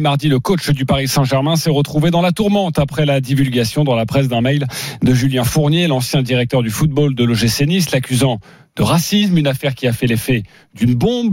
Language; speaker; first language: French; native; French